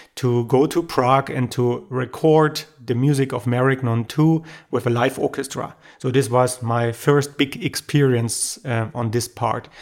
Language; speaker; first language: English; non-native, fluent; German